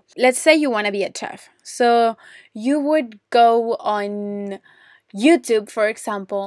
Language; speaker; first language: English; non-native, fluent; Spanish